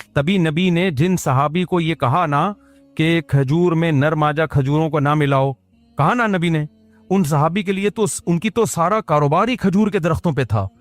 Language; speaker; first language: Urdu; native; Urdu